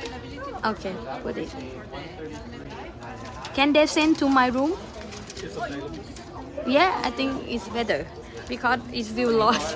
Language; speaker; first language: English; non-native, learner; Thai